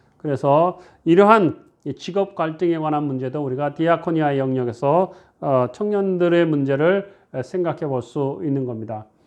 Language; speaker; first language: Korean; native; Korean